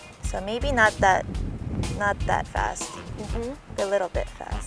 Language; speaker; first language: English; early bilingual, other home language; Japanese